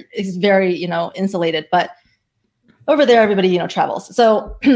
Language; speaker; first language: English; early bilingual, other home language; Chinese